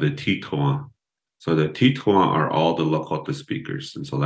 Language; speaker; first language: English; early bilingual, other home language; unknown